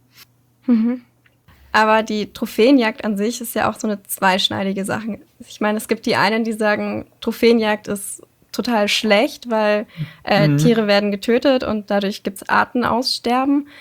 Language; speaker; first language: German; native; German